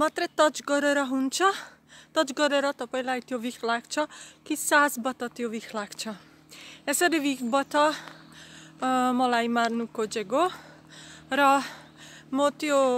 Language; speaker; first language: Nepali; non-native, learner; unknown